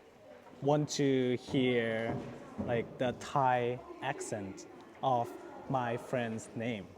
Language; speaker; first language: English; non-native, learner; Thai